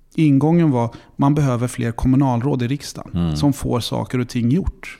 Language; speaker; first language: Swedish; native; Swedish